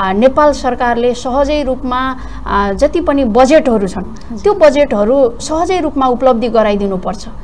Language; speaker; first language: Nepali; non-native, local second language; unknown